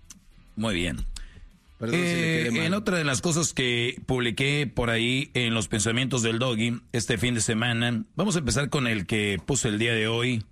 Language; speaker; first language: Spanish; native; Spanish